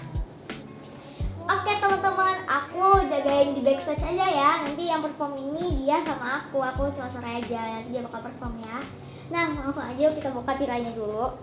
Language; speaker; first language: Indonesian; native; Indonesian